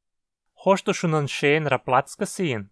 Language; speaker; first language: German; early bilingual, heritage; Portuguese